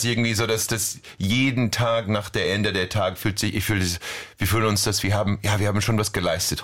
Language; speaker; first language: German; non-native, fluent; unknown